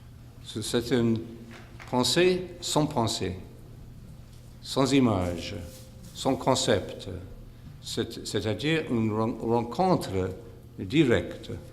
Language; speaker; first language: French; non-native, fluent; English